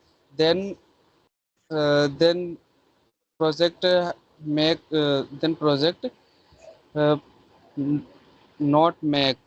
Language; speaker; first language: English; non-native, learner; Hindi